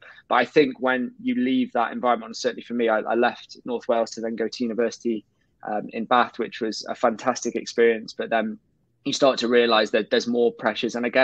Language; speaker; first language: English; native; English